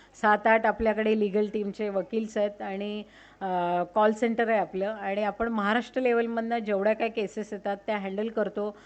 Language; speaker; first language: Marathi; non-native, local second language; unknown